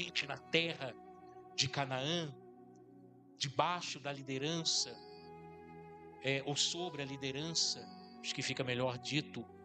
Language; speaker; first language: Portuguese; native; Portuguese